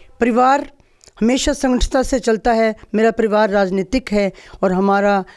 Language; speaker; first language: Hindi; native; Hindi